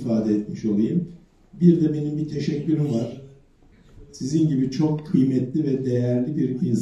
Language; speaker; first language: Turkish; native; Turkish